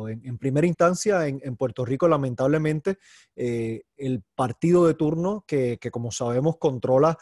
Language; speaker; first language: Spanish; native; Spanish